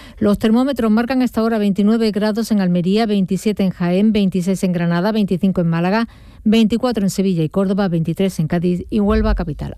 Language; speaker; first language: Spanish; native; Spanish